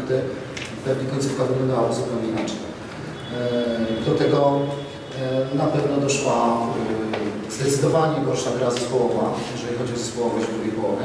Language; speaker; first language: Polish; native; Polish